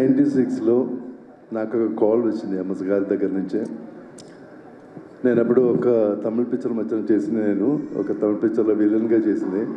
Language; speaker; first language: Telugu; non-native, local second language; Malayalam